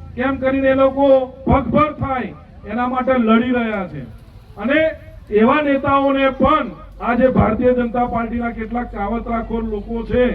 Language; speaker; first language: Gujarati; native; Gujarati